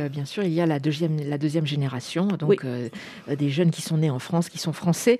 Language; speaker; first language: French; native; French